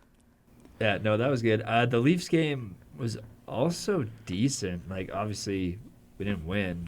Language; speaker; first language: English; native; English